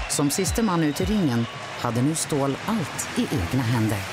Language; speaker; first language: Swedish; native; Swedish